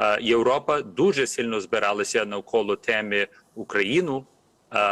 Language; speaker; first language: Ukrainian; early bilingual, heritage; Ukrainian